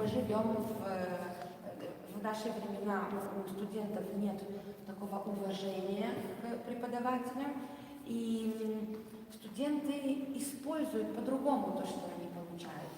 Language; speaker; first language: Russian; non-native, fluent; Italian